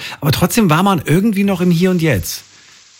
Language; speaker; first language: German; native; German